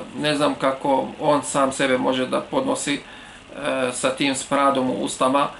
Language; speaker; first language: Serbian; non-native, fluent; Arabic